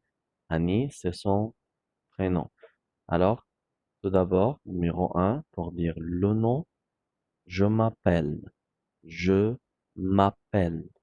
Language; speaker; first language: French; non-native, fluent; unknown